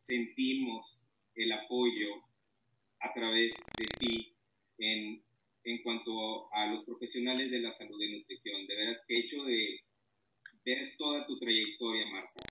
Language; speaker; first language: Spanish; native; Spanish